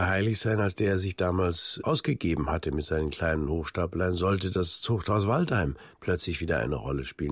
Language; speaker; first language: German; native; German